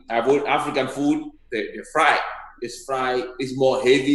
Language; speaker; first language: English; non-native, learner; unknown